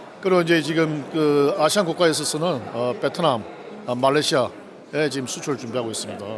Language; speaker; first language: Korean; native; Korean